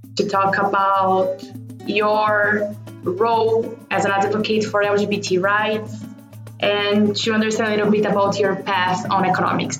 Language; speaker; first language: English; non-native, fluent; Portuguese